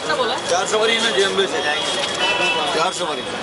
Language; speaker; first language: Hindi; native; Hindi